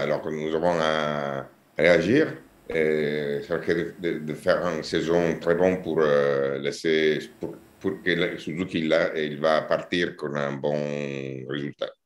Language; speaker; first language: French; non-native, learner; Italian